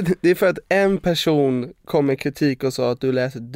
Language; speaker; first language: Swedish; native; Swedish